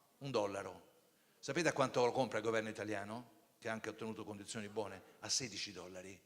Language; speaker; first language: Italian; native; Italian